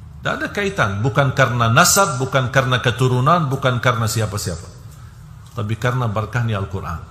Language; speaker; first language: Indonesian; non-native, fluent; Arabic